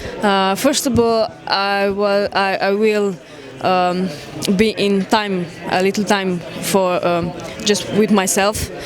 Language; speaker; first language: English; non-native, learner; Slovenian